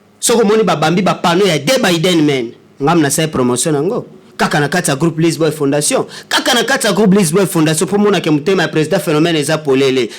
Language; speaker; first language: Lingala; native; Lingala